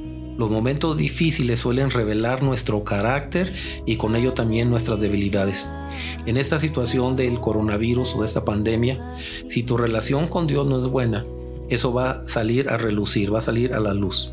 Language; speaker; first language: Spanish; native; Spanish